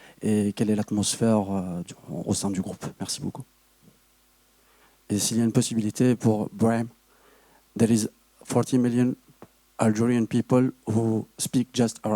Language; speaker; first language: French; non-native, local second language; Arabic